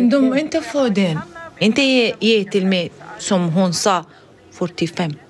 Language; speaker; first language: Swedish; non-native, learner; Arabic